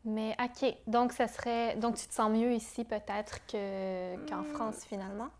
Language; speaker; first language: French; native; French